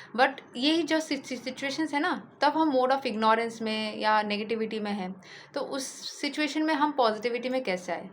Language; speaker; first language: Hindi; non-native, local second language; Bangla